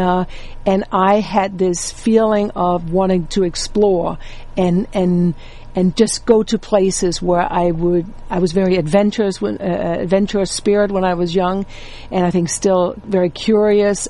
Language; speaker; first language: English; non-native, fluent; Danish